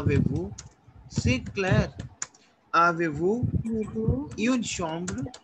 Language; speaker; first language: French; non-native, learner; Hindi